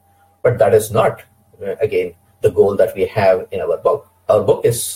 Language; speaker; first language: English; non-native, local second language; Kannada